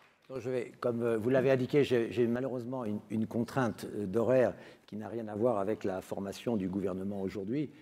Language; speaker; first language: French; native; French